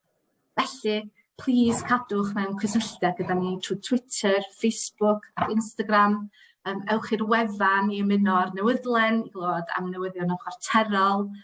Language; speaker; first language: Welsh; native; Welsh